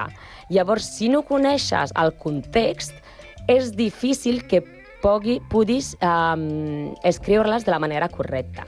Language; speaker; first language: Catalan; non-native, learner; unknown